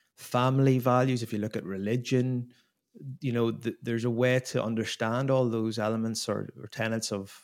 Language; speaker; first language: English; native; English